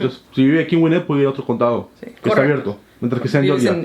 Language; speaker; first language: Spanish; native; Spanish